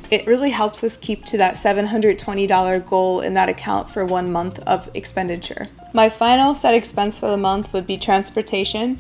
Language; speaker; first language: English; native; English